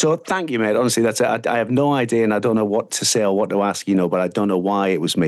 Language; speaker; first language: English; native; English